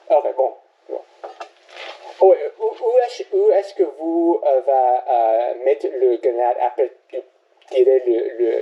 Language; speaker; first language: French; non-native, learner; English